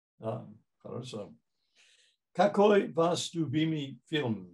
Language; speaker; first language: Russian; non-native, fluent; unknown